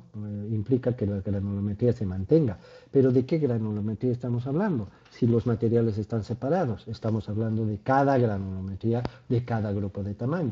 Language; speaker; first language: Spanish; native; Spanish